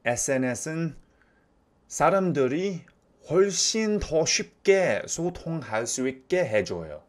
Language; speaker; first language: Korean; non-native, fluent; English